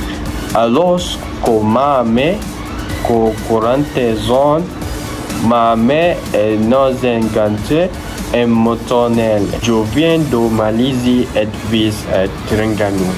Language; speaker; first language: French; non-native, learner; Malay